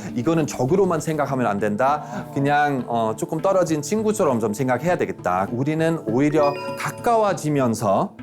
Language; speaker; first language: Korean; non-native, fluent; German